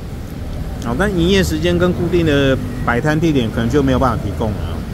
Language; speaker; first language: Chinese; native; Chinese